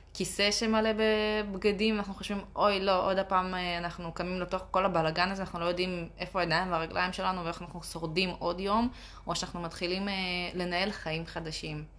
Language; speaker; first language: Hebrew; early bilingual, other home language; Russian